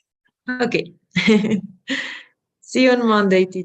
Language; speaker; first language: English; non-native, learner; Spanish